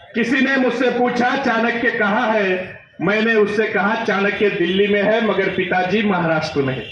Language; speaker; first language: Hindi; non-native, local second language; Marathi